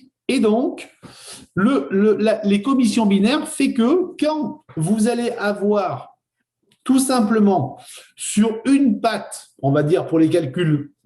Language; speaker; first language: French; native; French